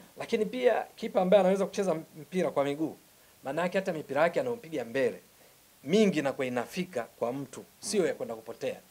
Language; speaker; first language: Swahili; native; Swahili